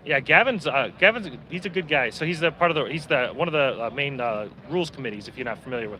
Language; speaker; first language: English; native; English